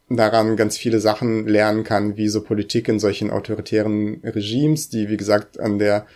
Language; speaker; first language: German; early bilingual, other home language; Russian